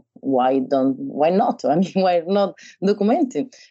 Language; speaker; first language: English; non-native, learner; Italian